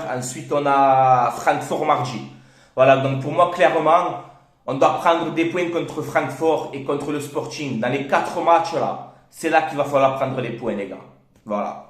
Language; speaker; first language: French; native; French